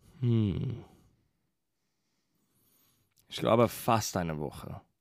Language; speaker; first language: German; non-native, fluent; English